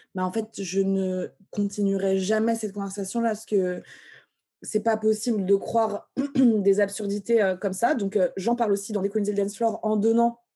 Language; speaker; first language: French; early bilingual, other home language; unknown